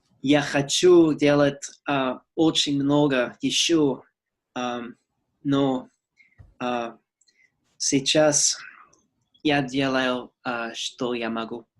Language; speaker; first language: Russian; non-native, learner; English